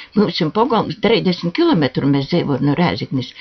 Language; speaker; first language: Latvian; native; Latvian